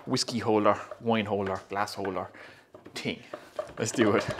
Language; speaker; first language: English; native; English